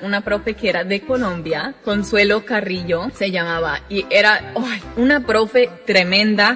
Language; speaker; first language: Spanish; non-native, fluent; English